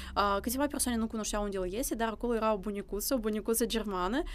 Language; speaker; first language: Romanian; early bilingual, other home language; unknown